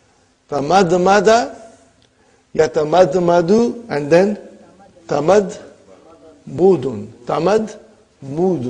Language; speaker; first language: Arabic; non-native, fluent; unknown